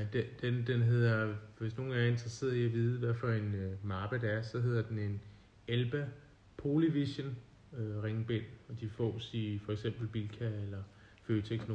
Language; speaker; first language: Danish; native; Danish